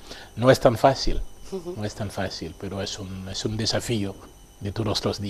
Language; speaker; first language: Spanish; non-native, fluent; Haitian Creole